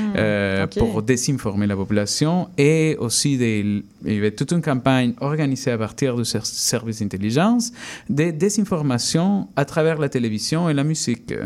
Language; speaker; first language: French; non-native, fluent; Spanish